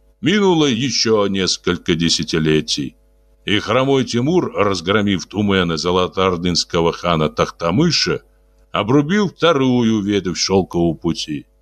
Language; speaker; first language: Russian; native; Russian